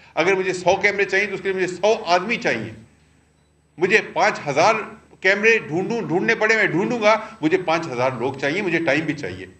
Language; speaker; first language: Urdu; non-native, local second language; Pashto